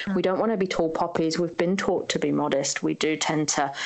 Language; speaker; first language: English; native; English